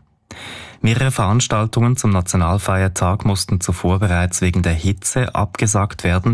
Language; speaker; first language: German; native; German